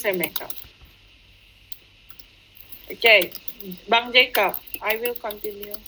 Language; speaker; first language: English; non-native, fluent; Indonesian